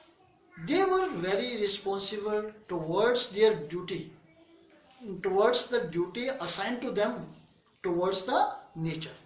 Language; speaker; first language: English; non-native, local second language; Hindi